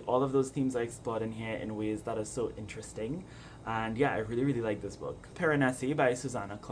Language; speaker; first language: English; native; English